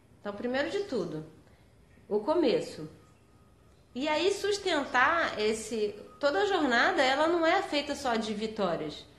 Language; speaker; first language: Portuguese; native; Portuguese